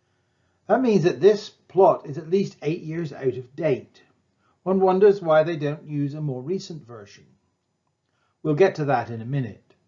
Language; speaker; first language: English; native; English